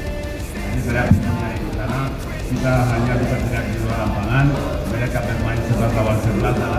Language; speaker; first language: Indonesian; non-native, fluent; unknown